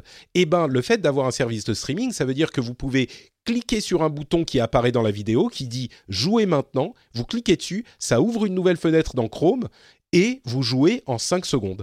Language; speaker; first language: French; native; French